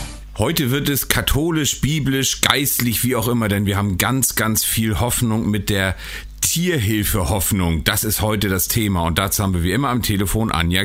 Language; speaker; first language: German; native; German